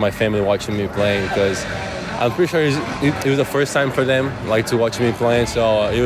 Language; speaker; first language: English; non-native, fluent; Portuguese